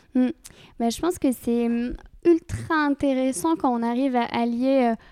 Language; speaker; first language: French; native; French